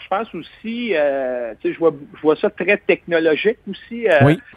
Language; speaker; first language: French; native; French